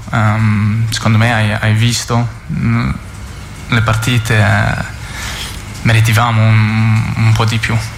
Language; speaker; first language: Italian; non-native, fluent; English